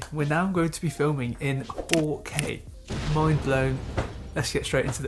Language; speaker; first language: English; native; English